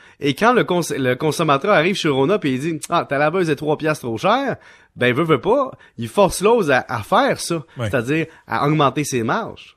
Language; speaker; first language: French; native; French